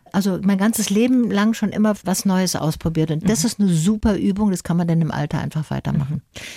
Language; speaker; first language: German; native; German